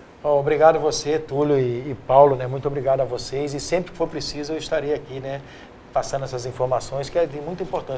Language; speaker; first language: Portuguese; native; Portuguese